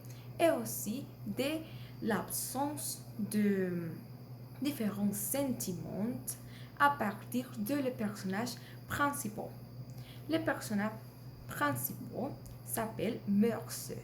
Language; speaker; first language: French; non-native, learner; Spanish